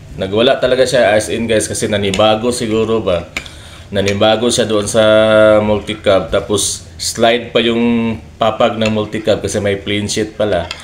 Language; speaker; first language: Filipino; non-native, local second language; Cebuano